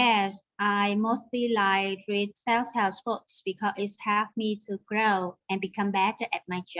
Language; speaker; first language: English; non-native, learner; Vietnamese